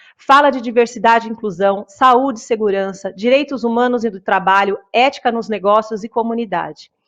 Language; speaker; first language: Portuguese; native; Portuguese